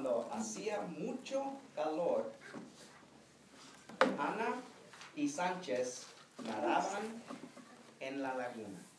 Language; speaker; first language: Spanish; non-native, fluent; English